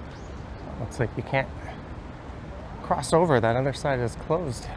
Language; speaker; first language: English; native; English